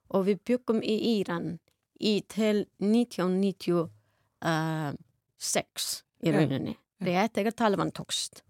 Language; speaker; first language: Icelandic; non-native, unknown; Persian